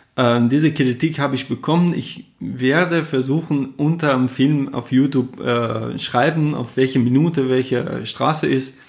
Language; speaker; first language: German; non-native, fluent; Persian